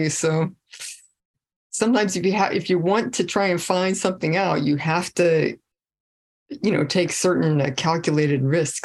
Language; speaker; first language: English; native; English